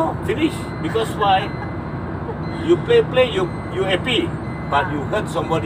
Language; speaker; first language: English; non-native, local second language; Malay